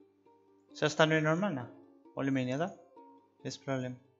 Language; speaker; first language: Russian; non-native, learner; Spanish